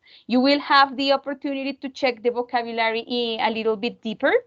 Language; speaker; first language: English; non-native, fluent; Spanish